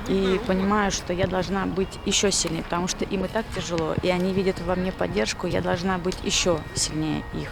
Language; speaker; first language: Russian; native; Russian